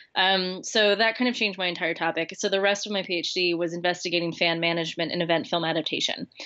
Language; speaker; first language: English; native; English